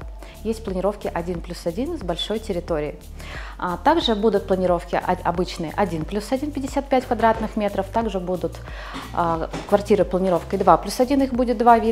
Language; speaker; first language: Russian; native; Russian